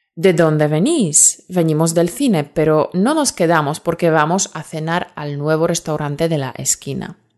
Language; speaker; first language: Spanish; non-native, fluent; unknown